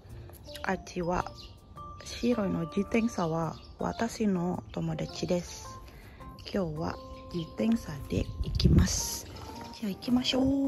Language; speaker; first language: Japanese; non-native, learner; Indonesian